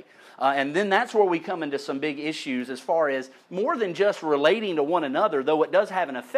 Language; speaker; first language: English; native; English